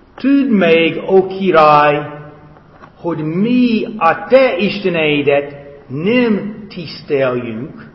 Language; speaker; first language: Hungarian; non-native, fluent; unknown